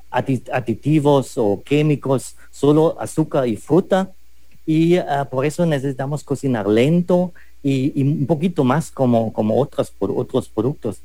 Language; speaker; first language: Spanish; non-native, fluent; German